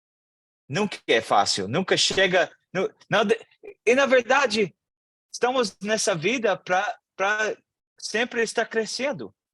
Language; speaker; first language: Portuguese; non-native, fluent; English